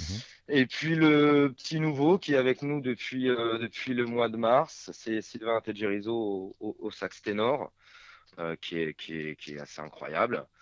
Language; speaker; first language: French; native; French